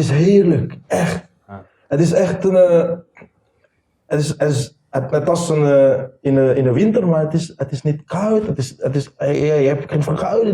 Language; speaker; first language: Dutch; non-native, learner; Indonesian